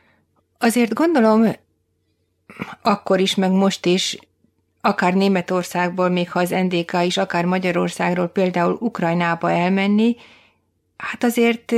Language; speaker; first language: Hungarian; native; Hungarian